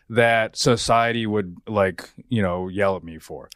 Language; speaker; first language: English; native; English